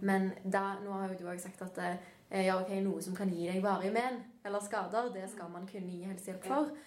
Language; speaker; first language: Norwegian; native; Norwegian